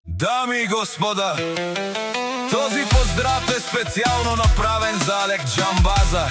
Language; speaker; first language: Bulgarian; non-native, local second language; Romany